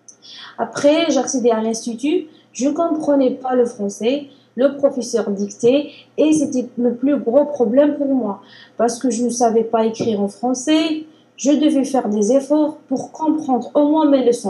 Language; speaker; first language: French; non-native, learner; Arabic